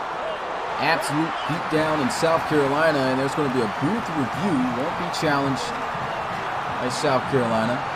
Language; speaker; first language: English; native; English